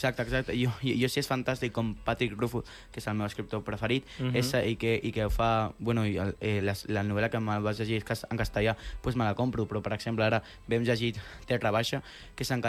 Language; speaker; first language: Catalan; non-native, local second language; Spanish